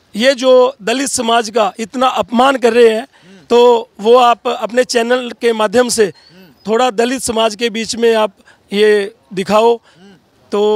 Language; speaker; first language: Hindi; native; Hindi